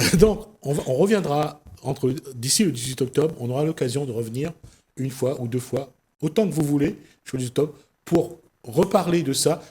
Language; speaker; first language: French; native; French